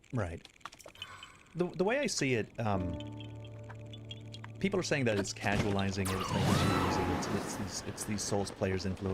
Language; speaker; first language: English; native; English